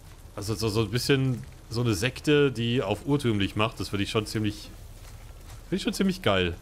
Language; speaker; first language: German; native; German